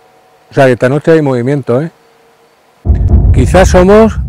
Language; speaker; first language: Spanish; native; Spanish